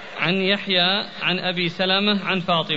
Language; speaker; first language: Arabic; native; Arabic